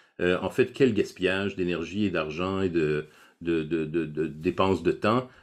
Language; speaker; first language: French; native; French